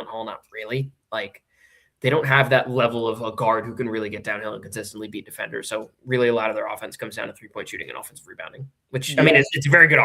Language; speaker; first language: English; native; English